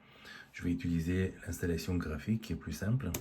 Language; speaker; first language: French; native; French